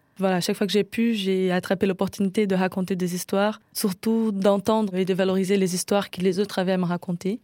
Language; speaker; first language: French; non-native, fluent; Portuguese